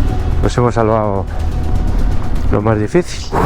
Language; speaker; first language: Spanish; native; Spanish